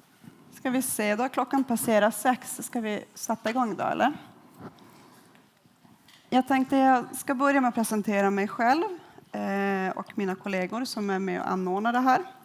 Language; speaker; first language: Swedish; native; Swedish